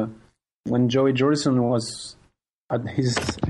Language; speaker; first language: English; non-native, fluent; French